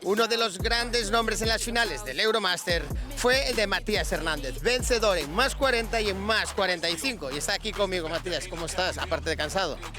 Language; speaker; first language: Spanish; native; Spanish